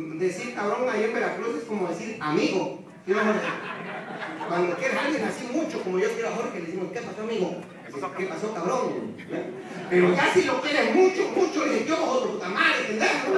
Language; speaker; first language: Spanish; native; Spanish